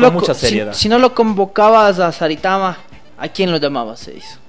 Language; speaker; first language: Spanish; native; Spanish